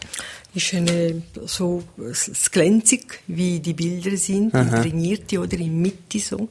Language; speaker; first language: German; non-native, local second language; Italian